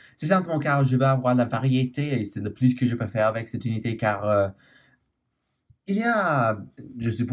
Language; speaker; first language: French; non-native, learner; English